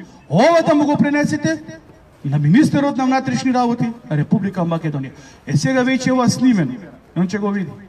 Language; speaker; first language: Macedonian; native; Macedonian